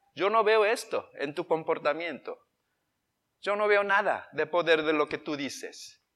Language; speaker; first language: Spanish; non-native, fluent; Korean